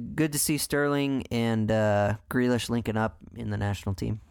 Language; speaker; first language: English; native; English